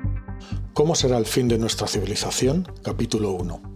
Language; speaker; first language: Spanish; native; Spanish